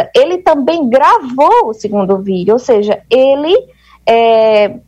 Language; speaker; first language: Portuguese; native; Portuguese